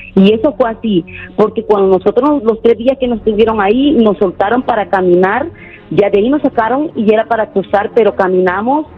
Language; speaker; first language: Spanish; native; Spanish